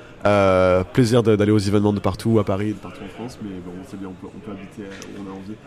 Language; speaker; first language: French; native; French